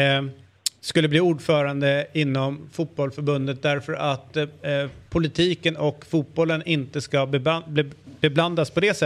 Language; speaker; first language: Swedish; native; Swedish